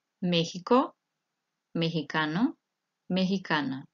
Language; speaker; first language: Spanish; non-native, fluent; Croatian